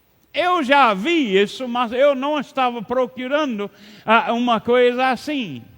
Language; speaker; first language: Portuguese; non-native, learner; English